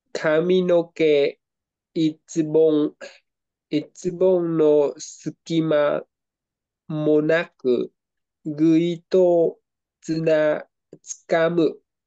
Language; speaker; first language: Japanese; non-native, learner; Vietnamese